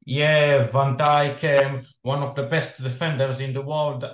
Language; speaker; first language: English; non-native, fluent; Hebrew